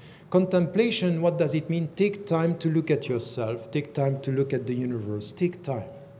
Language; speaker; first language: English; non-native, fluent; French